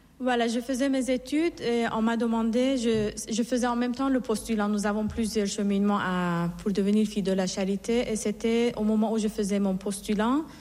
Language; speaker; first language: French; non-native, fluent; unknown